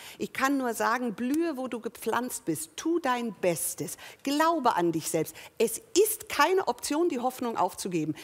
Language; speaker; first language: German; early bilingual, other home language; English